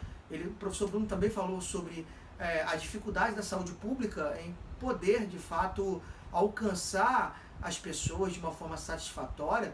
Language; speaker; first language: Portuguese; native; Portuguese